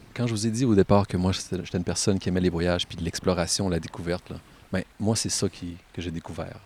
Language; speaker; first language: French; native; French